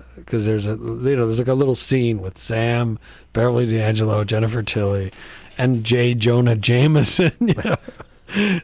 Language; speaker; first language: English; native; English